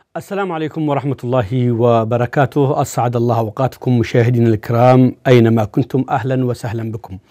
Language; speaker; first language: Arabic; native; Arabic